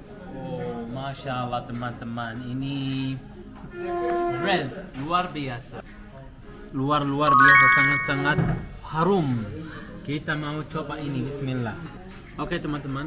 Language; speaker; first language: Indonesian; non-native, learner; Arabic